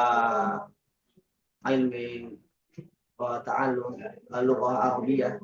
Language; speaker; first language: Arabic; non-native, learner; Indonesian